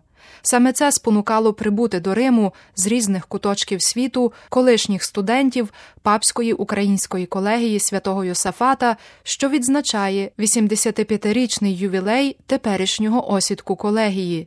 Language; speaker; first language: Ukrainian; native; Ukrainian